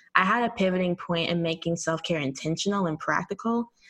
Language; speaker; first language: English; native; English